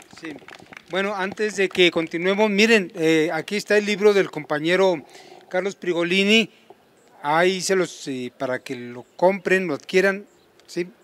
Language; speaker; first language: Spanish; native; Spanish